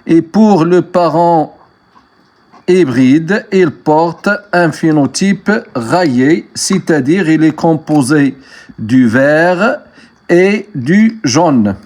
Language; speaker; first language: French; non-native, local second language; Arabic